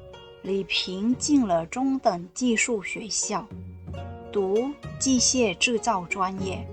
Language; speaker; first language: Chinese; non-native, fluent; Indonesian